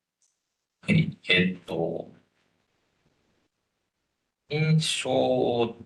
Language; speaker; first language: Japanese; native; Japanese